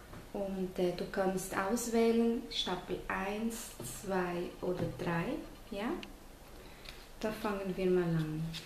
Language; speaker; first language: German; non-native, fluent; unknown